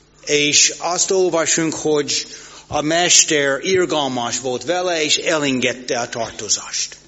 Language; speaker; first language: Hungarian; non-native, fluent; English